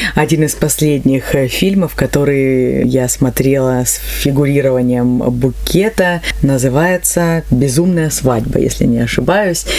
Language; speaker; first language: Russian; native; Russian